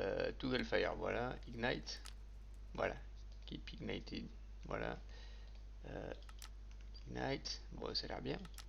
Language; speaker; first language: French; native; French